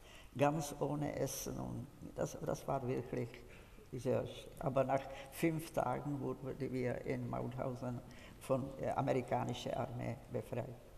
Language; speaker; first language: German; non-native, fluent; Czech